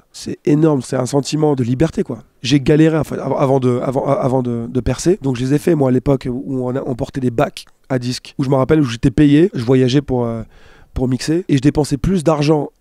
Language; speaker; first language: French; native; French